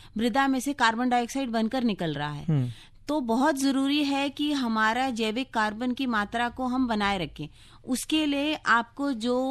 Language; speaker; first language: Hindi; native; Hindi